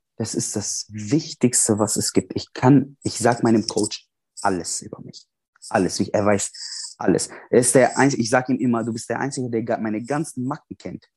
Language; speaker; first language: German; non-native, fluent; Arabic